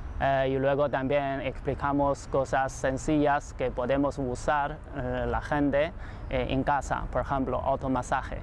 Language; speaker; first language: Spanish; non-native, fluent; Chinese